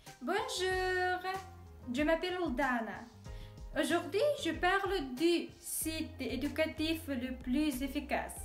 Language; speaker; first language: French; non-native, learner; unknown